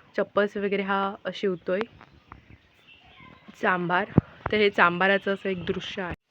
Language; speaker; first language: Marathi; non-native, local second language; Hindi